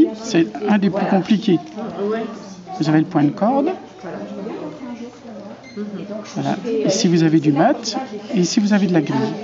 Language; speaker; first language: French; native; French